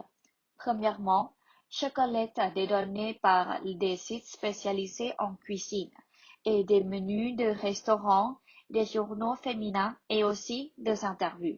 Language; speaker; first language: French; non-native, learner; Thai